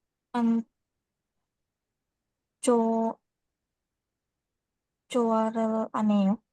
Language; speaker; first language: Korean; non-native, learner; Indonesian